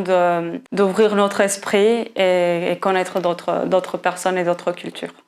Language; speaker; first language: French; non-native, fluent; Portuguese